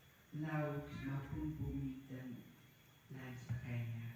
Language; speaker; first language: Indonesian; non-native, fluent; Dutch